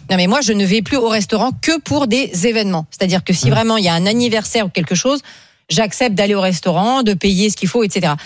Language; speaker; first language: French; native; French